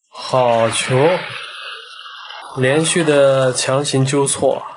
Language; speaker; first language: Chinese; native; Chinese